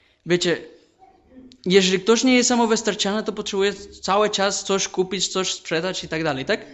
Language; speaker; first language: Polish; non-native, fluent; Spanish